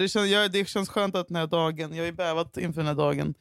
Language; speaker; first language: Swedish; native; Swedish